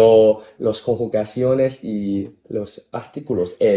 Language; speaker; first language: Spanish; non-native, fluent; Cantonese